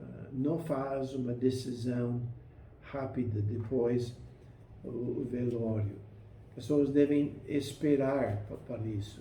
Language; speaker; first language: Portuguese; non-native, fluent; English